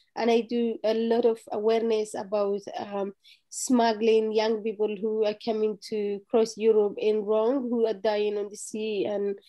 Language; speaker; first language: English; non-native, fluent; Somali